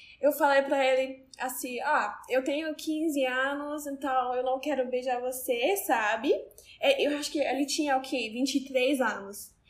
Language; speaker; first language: Portuguese; non-native, learner; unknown